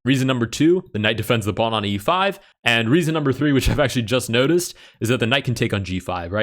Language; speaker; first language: English; native; English